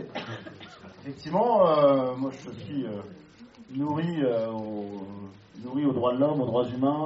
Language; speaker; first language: French; native; French